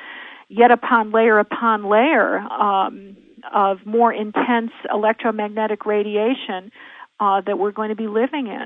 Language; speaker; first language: English; native; English